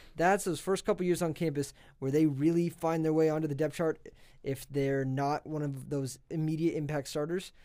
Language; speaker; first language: English; native; English